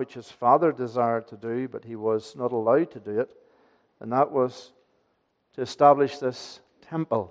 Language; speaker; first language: English; native; English